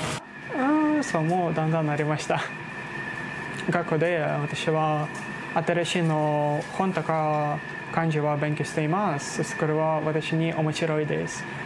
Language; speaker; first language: Japanese; non-native, learner; Ukrainian